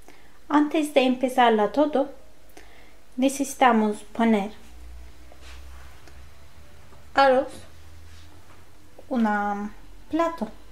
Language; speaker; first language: Spanish; non-native, learner; Turkish